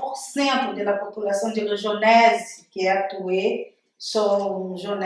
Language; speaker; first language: French; non-native, learner; Portuguese